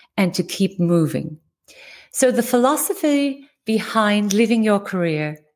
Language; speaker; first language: English; native; English